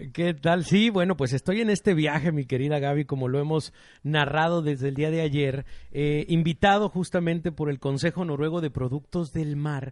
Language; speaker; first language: Spanish; native; Spanish